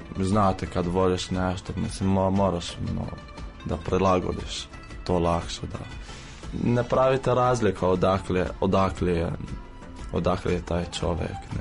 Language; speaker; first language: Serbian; non-native, fluent; Arabic